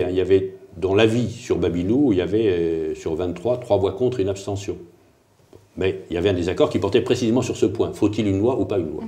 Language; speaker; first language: French; native; French